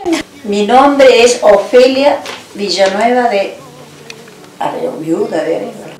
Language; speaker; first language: Spanish; native; Spanish